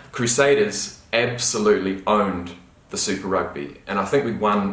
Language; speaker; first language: English; native; English